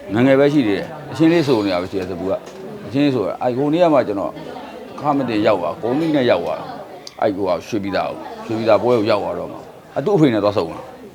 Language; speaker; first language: Burmese; native; Burmese